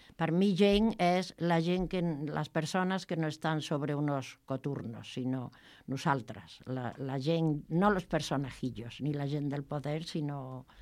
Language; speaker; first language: Catalan; non-native, local second language; Spanish